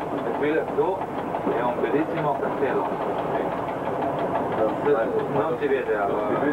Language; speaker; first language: Italian; non-native, learner; Slovenian